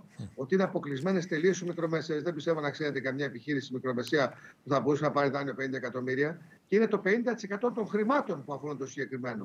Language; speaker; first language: Greek; native; Greek